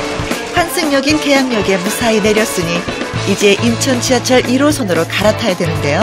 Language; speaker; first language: Korean; native; Korean